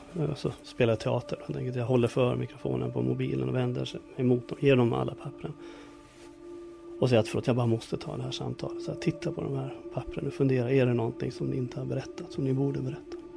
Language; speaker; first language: Swedish; native; Swedish